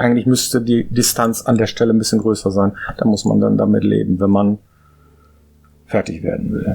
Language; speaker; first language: German; native; German